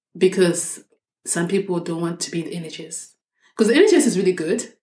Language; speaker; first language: English; non-native, local second language; Shona